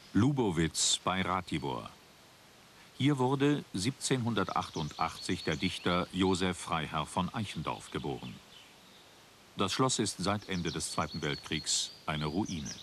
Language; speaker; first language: German; native; German